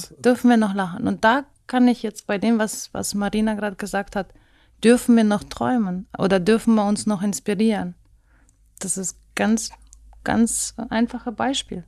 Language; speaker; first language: German; non-native, fluent; Ukrainian